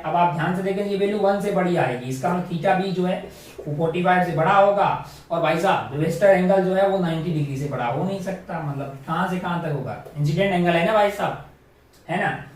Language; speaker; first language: Hindi; native; Hindi